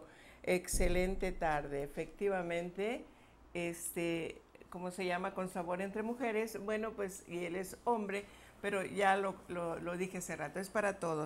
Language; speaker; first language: Spanish; native; Spanish